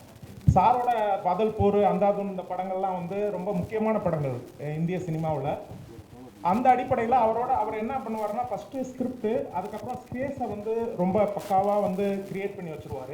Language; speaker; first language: Tamil; native; Tamil